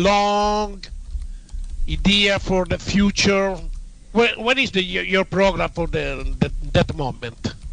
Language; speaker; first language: English; non-native, learner; Italian